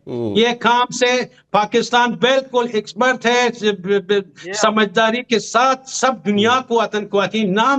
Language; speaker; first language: Hindi; non-native, fluent; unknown